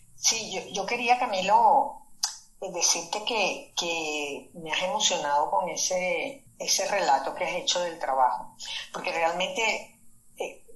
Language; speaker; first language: Spanish; native; Spanish